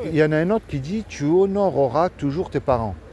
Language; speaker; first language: French; native; French